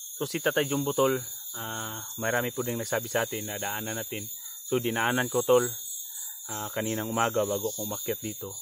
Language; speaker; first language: Filipino; non-native, local second language; Cebuano